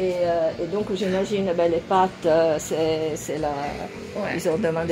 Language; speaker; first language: French; non-native, fluent; Italian